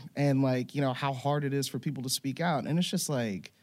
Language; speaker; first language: English; native; English